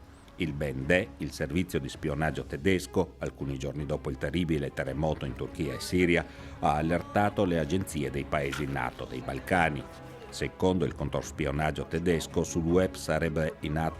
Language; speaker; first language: Italian; native; Italian